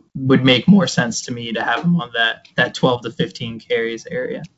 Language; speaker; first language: English; native; English